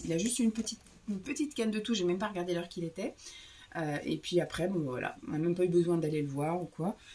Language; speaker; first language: French; native; French